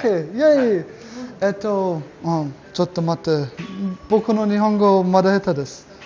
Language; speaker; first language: Japanese; non-native, learner; German